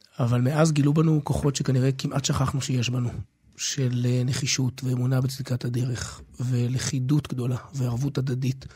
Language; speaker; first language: Hebrew; native; Hebrew